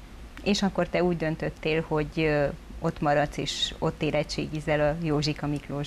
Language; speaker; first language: Hungarian; native; Hungarian